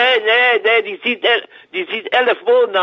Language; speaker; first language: German; non-native, learner; French